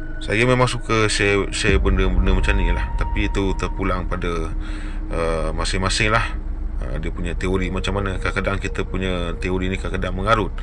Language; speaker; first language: Malay; native; Malay